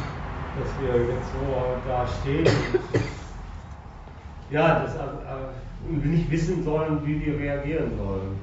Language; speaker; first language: German; native; German